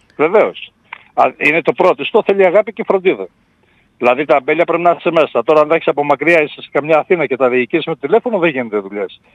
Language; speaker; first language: Greek; native; Greek